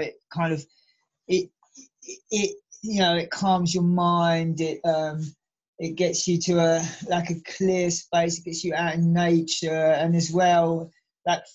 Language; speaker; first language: English; native; English